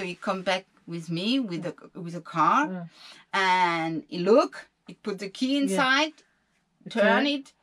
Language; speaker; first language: English; non-native, learner; French